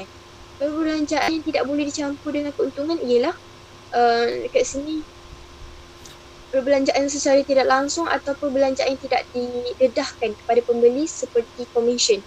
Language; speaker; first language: Malay; native; Malay